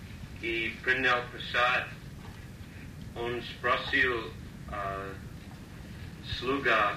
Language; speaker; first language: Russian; non-native, learner; English